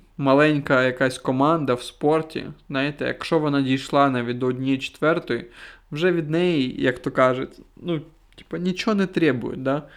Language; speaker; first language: Ukrainian; non-native, local second language; Russian